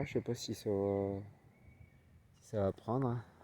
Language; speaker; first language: French; native; French